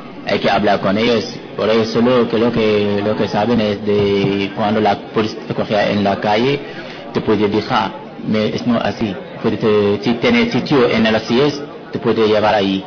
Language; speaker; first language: Spanish; non-native, learner; Wolof